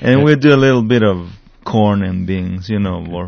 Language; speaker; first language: English; non-native, fluent; Spanish